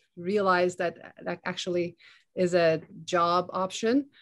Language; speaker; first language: English; non-native, fluent; Turkish